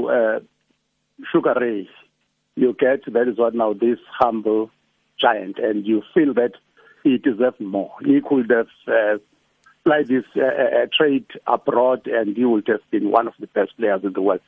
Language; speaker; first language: English; non-native, local second language; Zulu